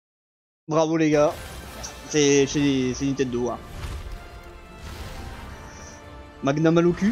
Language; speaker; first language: French; native; French